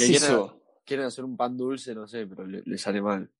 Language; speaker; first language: Spanish; native; Spanish